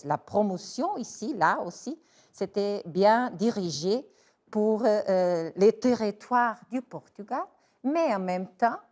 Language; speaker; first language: French; non-native, fluent; Portuguese